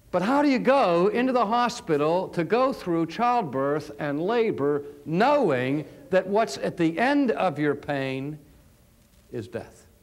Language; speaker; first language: English; native; English